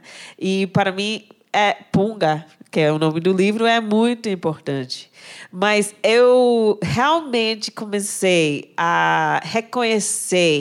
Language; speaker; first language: Portuguese; non-native, fluent; English